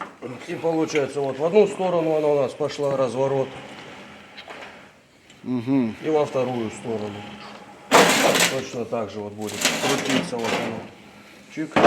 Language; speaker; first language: Russian; native; Russian